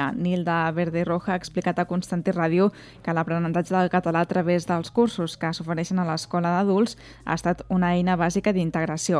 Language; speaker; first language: Catalan; native; Catalan